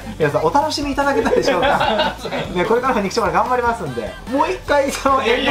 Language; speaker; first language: Japanese; native; Japanese